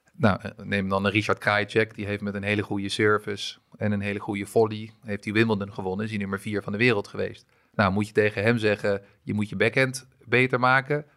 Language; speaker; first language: Dutch; early bilingual, other home language; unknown